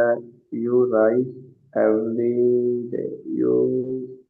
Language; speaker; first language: English; non-native, learner; Urdu